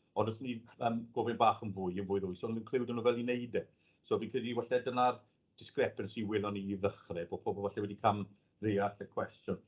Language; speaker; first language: Welsh; native; Welsh